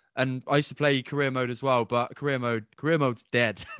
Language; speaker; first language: English; native; English